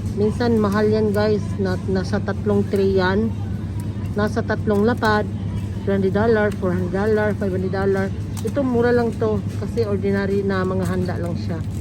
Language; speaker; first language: Filipino; native; Filipino